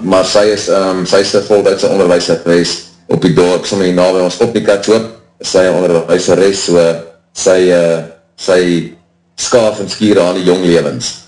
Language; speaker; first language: Afrikaans; native; Afrikaans